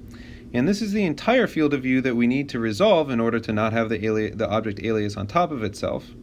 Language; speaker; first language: English; native; English